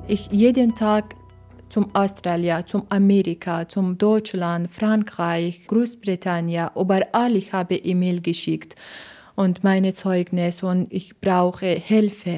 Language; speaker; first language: German; non-native, learner; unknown